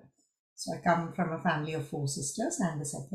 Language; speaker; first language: English; non-native, local second language; Tamil